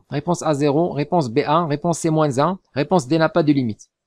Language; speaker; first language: French; non-native, local second language; Arabic